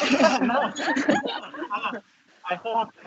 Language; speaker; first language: English; non-native, learner; Japanese